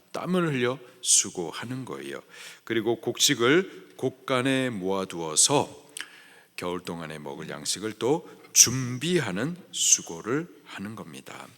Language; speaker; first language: Korean; native; Korean